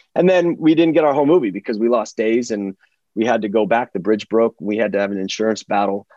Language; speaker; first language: English; early bilingual, other home language; Czech